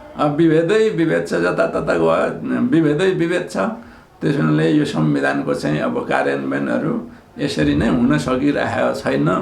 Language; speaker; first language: Nepali; non-native, local second language; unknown